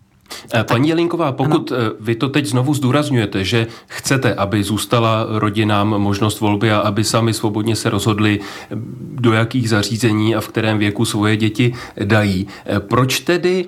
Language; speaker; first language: Czech; native; Czech